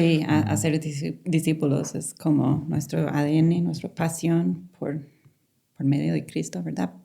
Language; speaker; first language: Spanish; non-native, fluent; English